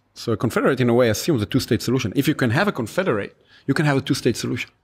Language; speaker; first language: English; non-native, fluent; Hebrew